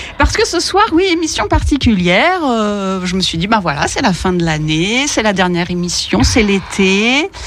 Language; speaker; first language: French; native; French